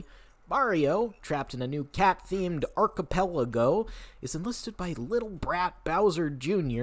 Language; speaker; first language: English; native; English